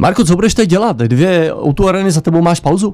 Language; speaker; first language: Czech; native; Czech